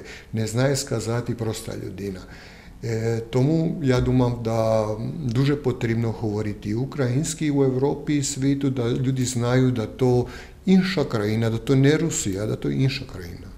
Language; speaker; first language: Ukrainian; non-native, learner; Croatian